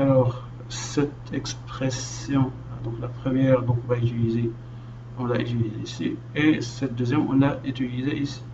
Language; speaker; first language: French; non-native, local second language; Arabic